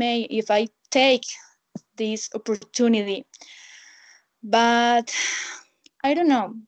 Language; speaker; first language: English; non-native, learner; Spanish